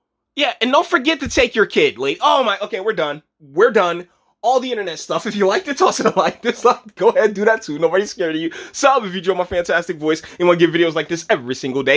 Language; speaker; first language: English; native; English